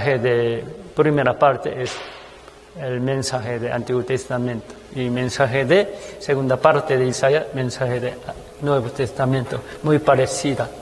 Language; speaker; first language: Spanish; non-native, fluent; Korean